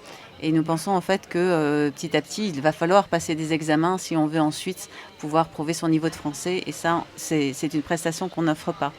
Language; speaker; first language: French; native; French